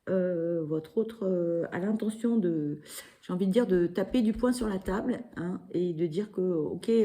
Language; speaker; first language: French; native; French